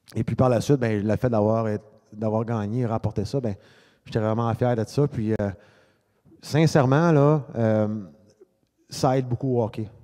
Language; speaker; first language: French; native; French